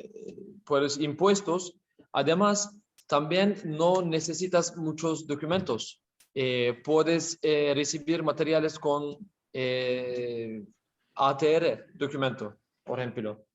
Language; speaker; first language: Spanish; non-native, learner; Turkish